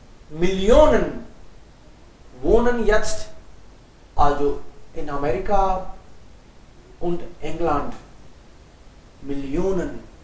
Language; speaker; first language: German; non-native, fluent; Hindi